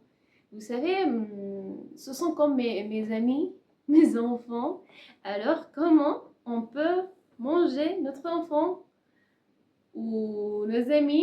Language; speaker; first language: French; non-native, learner; Persian